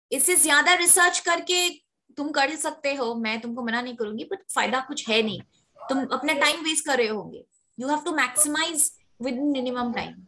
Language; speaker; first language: Hindi; native; Hindi